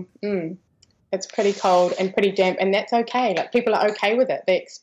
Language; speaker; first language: English; native; English